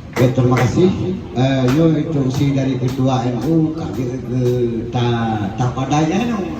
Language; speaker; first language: Malay; non-native, local second language; Achinese